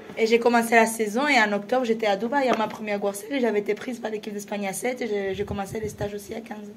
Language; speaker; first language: French; non-native, fluent; Spanish